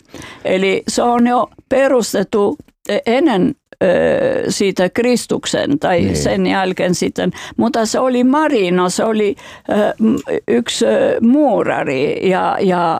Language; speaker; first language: Finnish; non-native, fluent; Albanian